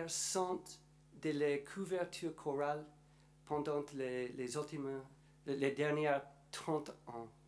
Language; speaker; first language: French; non-native, learner; English